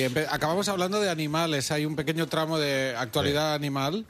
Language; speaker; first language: Spanish; native; Spanish